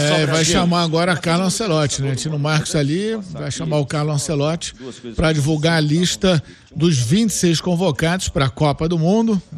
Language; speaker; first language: Portuguese; native; Portuguese